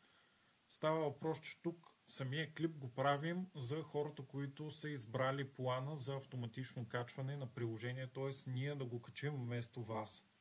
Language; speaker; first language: Bulgarian; native; Bulgarian